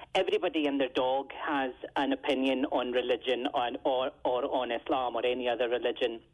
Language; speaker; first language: English; native; English